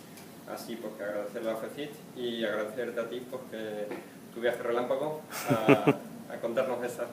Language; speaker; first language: Spanish; native; Spanish